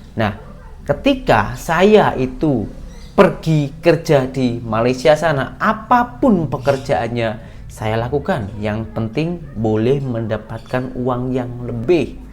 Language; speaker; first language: Indonesian; native; Indonesian